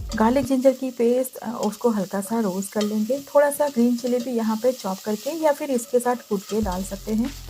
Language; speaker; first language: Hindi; non-native, local second language; Gujarati